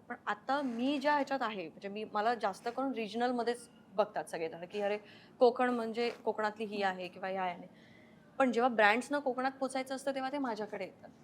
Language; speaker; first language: Marathi; native; Marathi